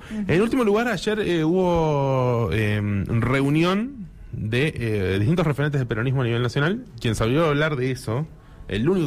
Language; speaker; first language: Spanish; native; Spanish